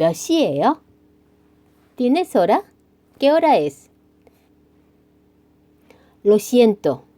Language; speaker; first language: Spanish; non-native, fluent; Korean